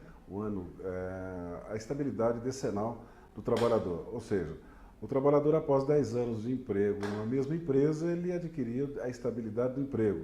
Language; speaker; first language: Portuguese; native; Portuguese